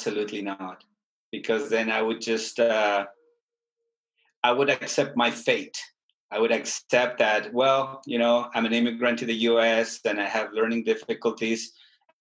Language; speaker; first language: English; non-native, fluent; Spanish